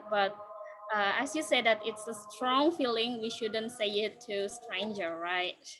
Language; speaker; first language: English; non-native, fluent; Indonesian